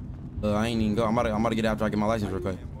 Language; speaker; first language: English; native; English